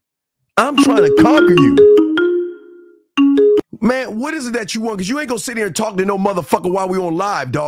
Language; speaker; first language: English; native; English